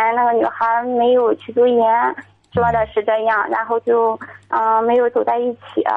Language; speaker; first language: Chinese; native; Chinese